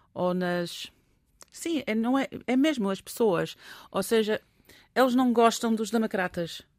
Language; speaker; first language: Portuguese; non-native, fluent; English